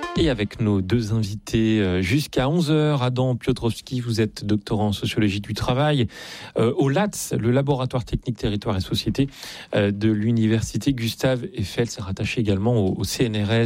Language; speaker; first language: French; native; French